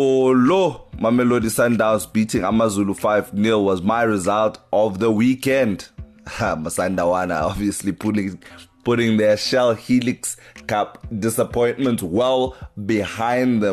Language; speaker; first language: English; non-native, local second language; Xhosa